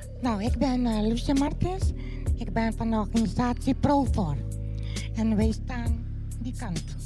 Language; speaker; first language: Dutch; non-native, local second language; Papiamento